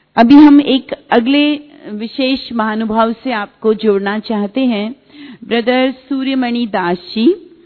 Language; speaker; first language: Hindi; native; Hindi